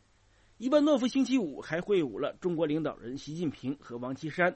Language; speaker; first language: Chinese; native; Chinese